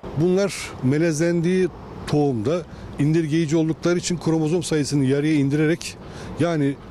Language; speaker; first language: Turkish; native; Turkish